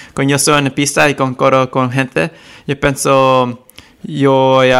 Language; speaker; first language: Spanish; early bilingual, heritage; Spanish